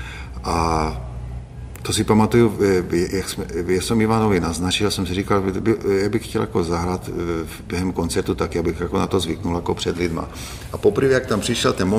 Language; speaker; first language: Czech; non-native, fluent; Hungarian